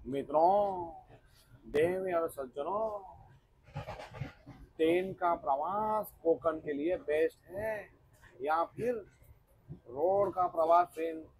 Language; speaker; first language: Hindi; non-native, local second language; Marathi